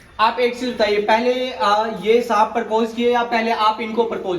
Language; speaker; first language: Hindi; native; Hindi